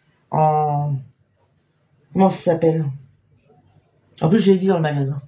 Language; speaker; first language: French; native; French